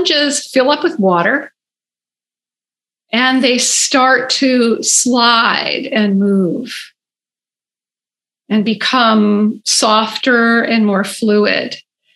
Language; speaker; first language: English; native; English